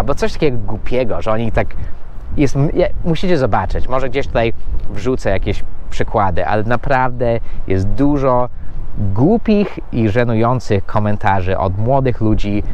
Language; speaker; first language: Polish; non-native, fluent; English